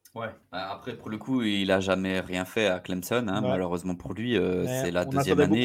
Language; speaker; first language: French; native; French